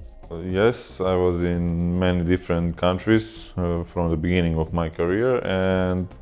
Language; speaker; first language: English; non-native, fluent; Croatian